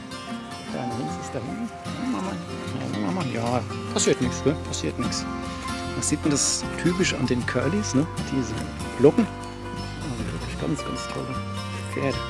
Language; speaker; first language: German; native; German